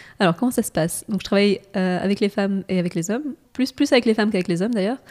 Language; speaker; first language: French; non-native, fluent; Russian